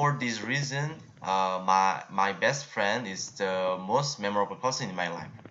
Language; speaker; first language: English; non-native, learner; Korean